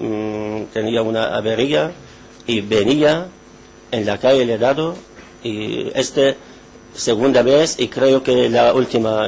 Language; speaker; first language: Spanish; non-native, learner; Arabic